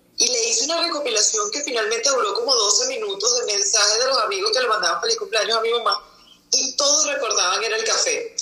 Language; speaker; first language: Spanish; native; Spanish